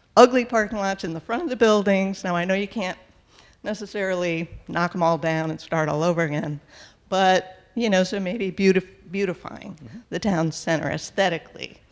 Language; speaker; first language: English; native; English